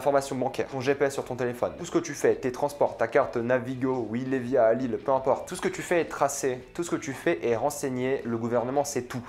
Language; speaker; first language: French; native; French